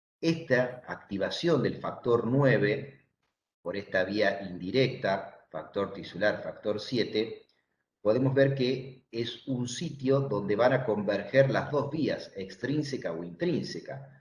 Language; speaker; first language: Spanish; native; Spanish